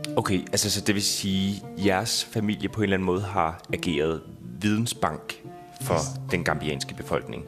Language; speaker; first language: Danish; native; Danish